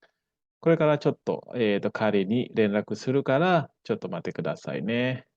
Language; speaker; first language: Japanese; non-native, fluent; Indonesian